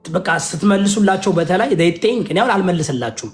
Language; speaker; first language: Amharic; early bilingual, other home language; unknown